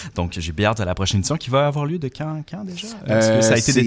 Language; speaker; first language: French; native; French